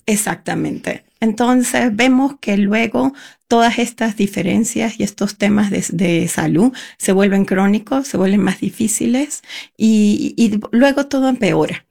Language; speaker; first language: Spanish; native; Spanish